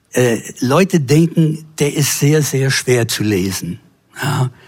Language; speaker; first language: German; non-native, fluent; English